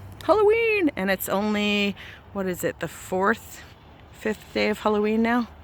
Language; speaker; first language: English; native; English